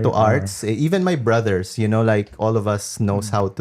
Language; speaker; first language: English; non-native, local second language; Filipino